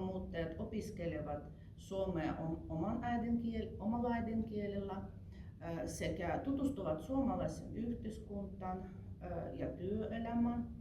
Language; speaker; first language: Finnish; non-native, fluent; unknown